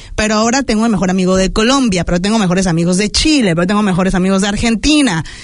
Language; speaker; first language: Spanish; native; Spanish